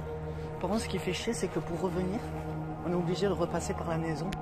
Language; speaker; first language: French; native; French